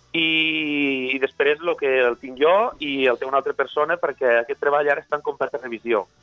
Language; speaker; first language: Catalan; native; Catalan